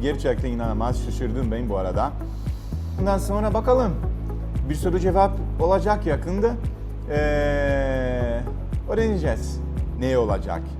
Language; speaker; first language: Turkish; non-native, learner; Portuguese